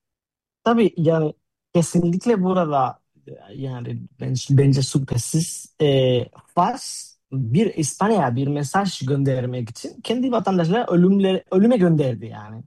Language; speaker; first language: Turkish; non-native, fluent; Spanish